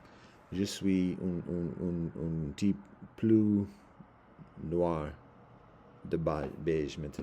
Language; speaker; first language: French; non-native, learner; English